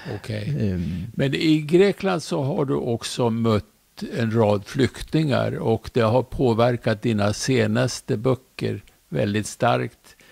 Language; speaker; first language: Swedish; native; Swedish